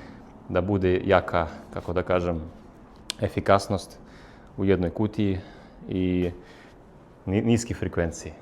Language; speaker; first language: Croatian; non-native, fluent; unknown